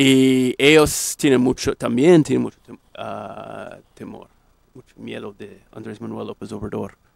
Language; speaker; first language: Spanish; non-native, fluent; English